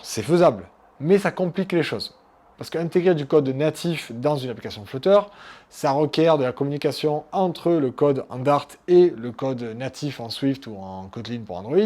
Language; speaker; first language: French; native; French